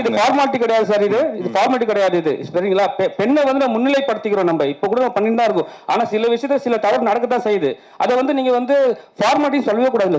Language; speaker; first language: Tamil; native; Tamil